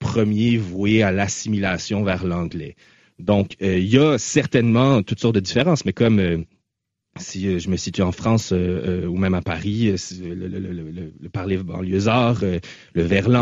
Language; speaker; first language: French; native; French